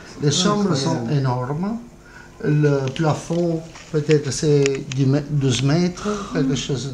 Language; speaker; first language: French; non-native, fluent; Italian